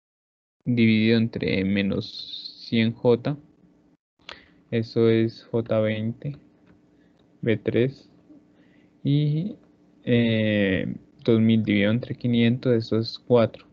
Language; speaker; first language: Spanish; native; Spanish